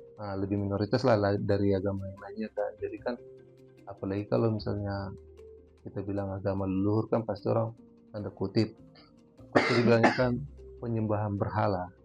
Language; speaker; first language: Indonesian; native; Indonesian